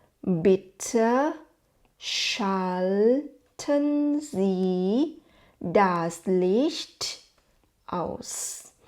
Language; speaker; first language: German; non-native, fluent; Thai